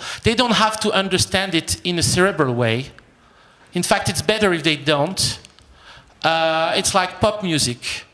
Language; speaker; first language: English; non-native, fluent; French